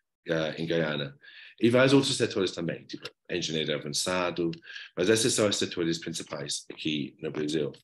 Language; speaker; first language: Portuguese; non-native, fluent; English